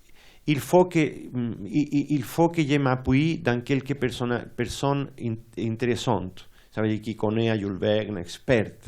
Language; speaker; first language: French; non-native, fluent; Spanish